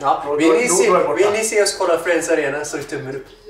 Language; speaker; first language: Swedish; native; Swedish